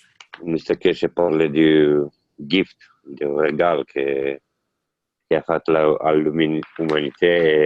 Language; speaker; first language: French; non-native, learner; Italian